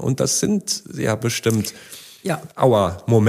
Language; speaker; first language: German; native; German